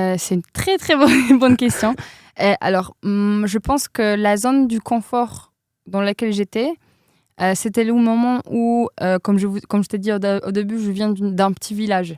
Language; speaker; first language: French; non-native, fluent; Polish